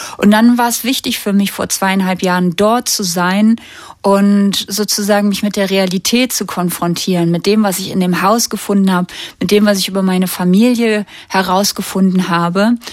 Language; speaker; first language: German; native; German